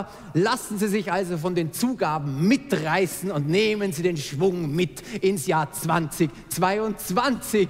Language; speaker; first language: German; native; German